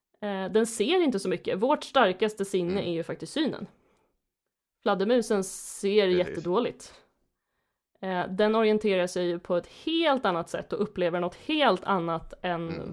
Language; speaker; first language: Swedish; native; Swedish